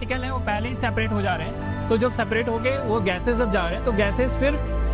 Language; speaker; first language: Hindi; non-native, local second language; Marathi